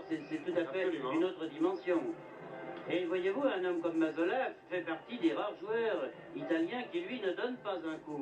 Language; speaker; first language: French; native; French